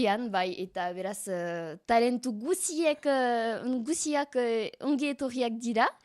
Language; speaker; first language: Basque; non-native, learner; French